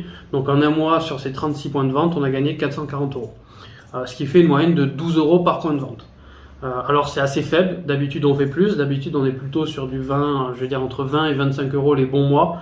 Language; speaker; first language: French; native; French